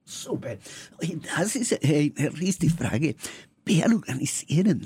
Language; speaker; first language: German; non-native, learner; Spanish